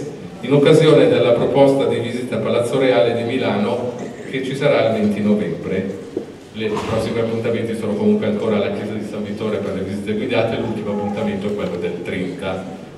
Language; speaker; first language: Italian; native; Italian